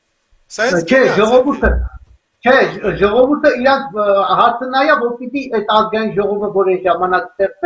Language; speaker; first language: Armenian; native; Armenian